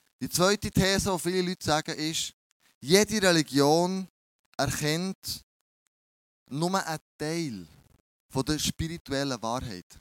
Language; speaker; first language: German; native; German